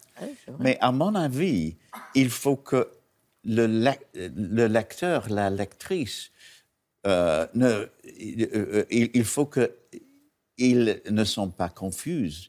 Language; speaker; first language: French; non-native, learner; English